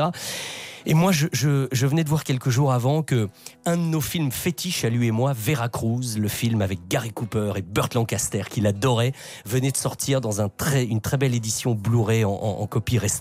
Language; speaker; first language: French; native; French